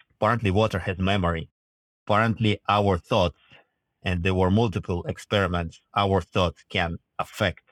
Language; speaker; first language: English; non-native, fluent; Russian